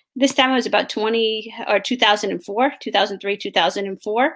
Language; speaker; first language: English; native; English